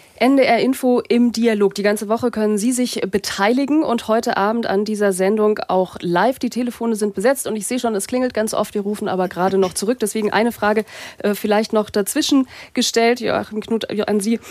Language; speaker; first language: German; native; German